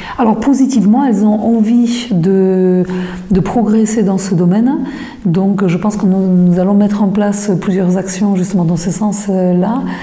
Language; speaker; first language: French; non-native, fluent; Polish